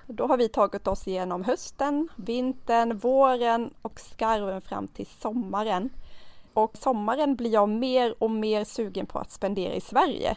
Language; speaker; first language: Swedish; native; Swedish